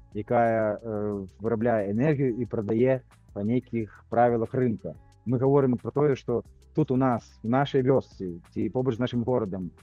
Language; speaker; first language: Belarusian; non-native, local second language; Russian